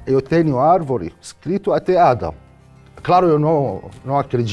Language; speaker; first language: Portuguese; non-native, learner; Arabic